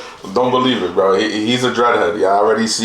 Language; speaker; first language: English; native; English